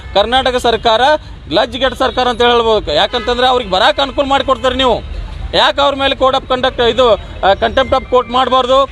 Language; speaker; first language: Kannada; native; Kannada